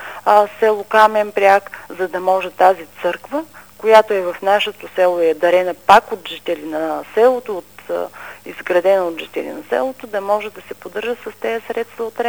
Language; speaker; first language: Bulgarian; native; Bulgarian